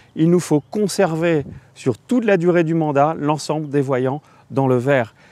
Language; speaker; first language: French; native; French